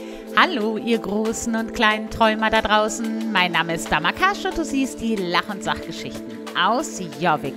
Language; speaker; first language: German; native; German